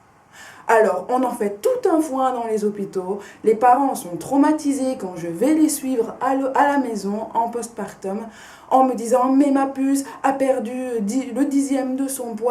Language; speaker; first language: French; native; French